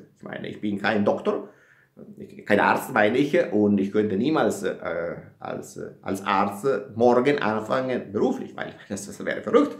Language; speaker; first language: German; non-native, fluent; Italian